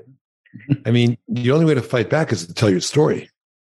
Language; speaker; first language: English; early bilingual, other home language; Yiddish